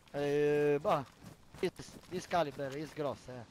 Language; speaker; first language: English; non-native, fluent; Italian